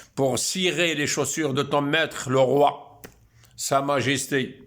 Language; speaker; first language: French; non-native, local second language; Arabic